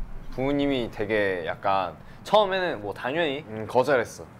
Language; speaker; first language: Korean; non-native, fluent; English